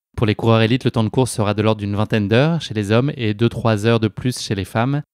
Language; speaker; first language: French; native; French